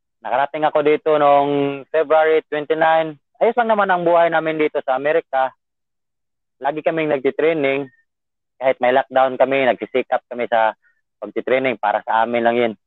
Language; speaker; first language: Filipino; non-native, local second language; Cebuano